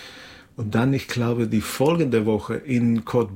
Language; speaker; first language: German; non-native, fluent; Spanish